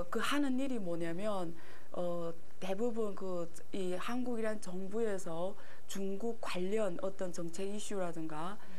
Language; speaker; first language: Korean; early bilingual, heritage; Korean